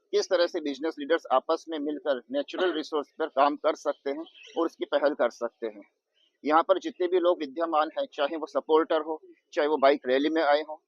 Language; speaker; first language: Hindi; non-native, local second language; Gujarati